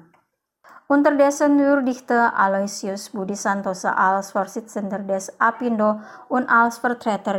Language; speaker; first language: German; non-native, fluent; Indonesian